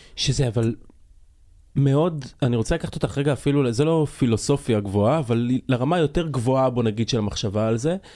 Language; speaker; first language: Hebrew; native; Hebrew